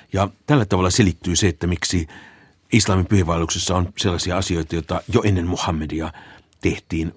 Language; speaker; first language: Finnish; native; Finnish